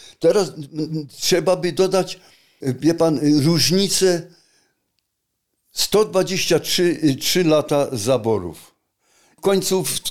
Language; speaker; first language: Polish; native; Polish